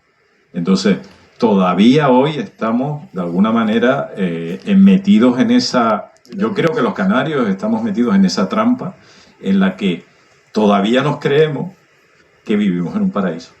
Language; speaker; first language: Spanish; native; Spanish